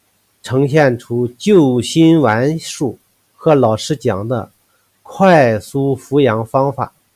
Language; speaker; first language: Chinese; native; Chinese